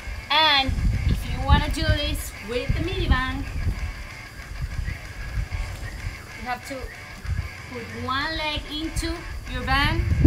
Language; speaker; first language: English; non-native, fluent; Spanish